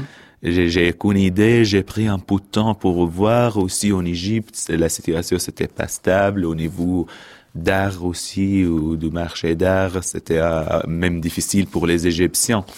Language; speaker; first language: French; non-native, fluent; Arabic